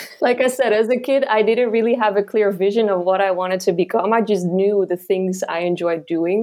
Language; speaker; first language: English; non-native, fluent; Dutch